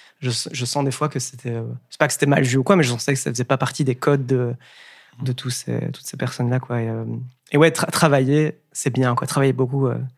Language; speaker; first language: French; native; French